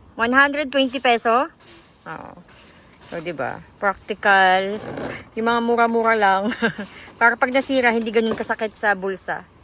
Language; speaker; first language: Filipino; native; Filipino